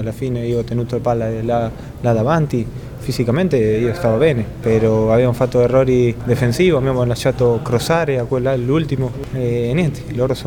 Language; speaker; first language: Italian; non-native, fluent; Spanish